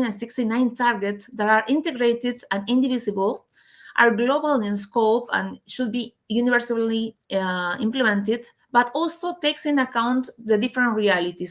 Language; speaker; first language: English; non-native, fluent; Spanish